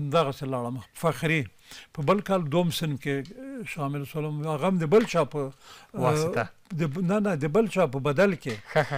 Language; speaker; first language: Pashto; native; Pashto